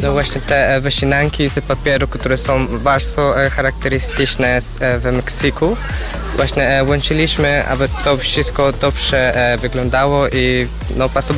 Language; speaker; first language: Polish; non-native, learner; Spanish